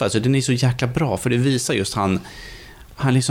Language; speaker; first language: Swedish; native; Swedish